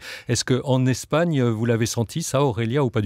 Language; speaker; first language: French; native; French